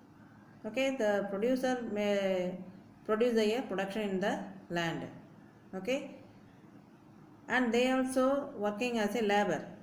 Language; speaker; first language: English; non-native, local second language; Tamil